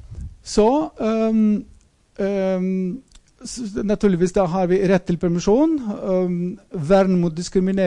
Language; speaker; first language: Norwegian; non-native, fluent; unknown